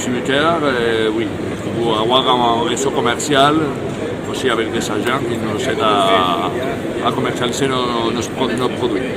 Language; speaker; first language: French; non-native, fluent; Spanish